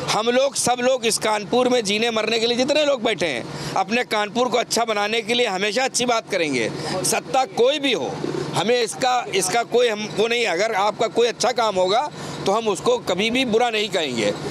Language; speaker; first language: Hindi; native; Hindi